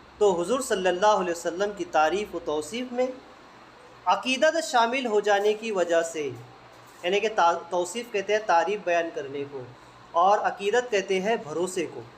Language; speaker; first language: Urdu; native; Urdu